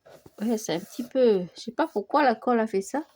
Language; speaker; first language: French; native; French